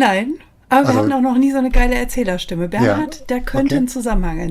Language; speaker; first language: German; native; German